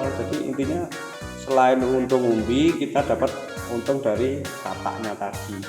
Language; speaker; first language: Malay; non-native, local second language; Javanese